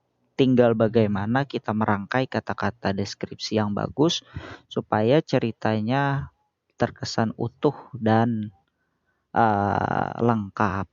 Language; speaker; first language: Indonesian; native; Indonesian